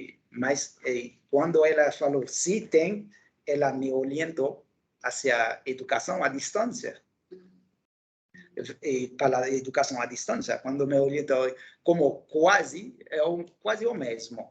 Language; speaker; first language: Portuguese; non-native, local second language; Haitian Creole